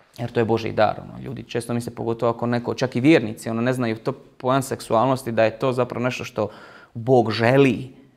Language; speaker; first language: Croatian; native; Croatian